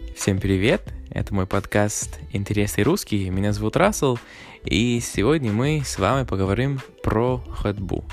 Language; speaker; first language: Russian; non-native, fluent; English